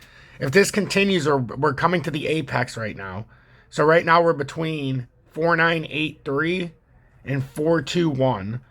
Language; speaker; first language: English; native; English